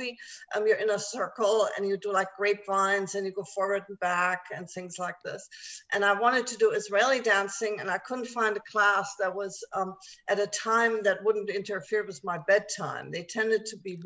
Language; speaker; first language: English; non-native, fluent; German